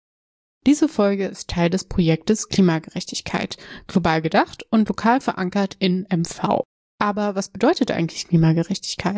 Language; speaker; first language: German; native; German